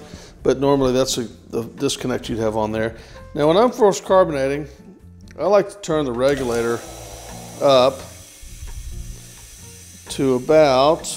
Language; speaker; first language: English; native; English